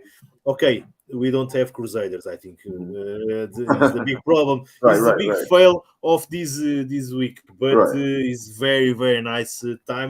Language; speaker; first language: English; non-native, learner; Portuguese